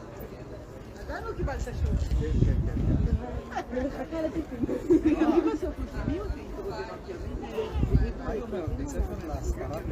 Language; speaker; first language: Hebrew; native; Hebrew